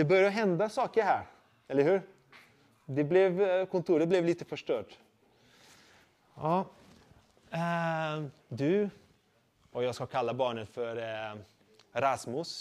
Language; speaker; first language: Swedish; non-native, fluent; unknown